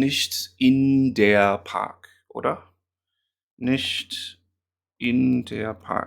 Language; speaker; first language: German; non-native, fluent; English